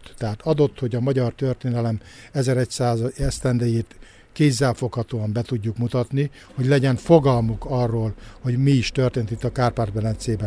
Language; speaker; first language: Hungarian; native; Hungarian